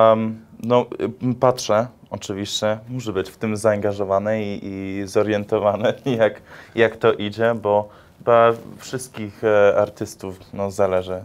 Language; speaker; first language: Polish; early bilingual, heritage; English